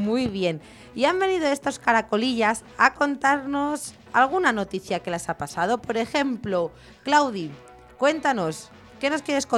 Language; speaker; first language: Spanish; native; Spanish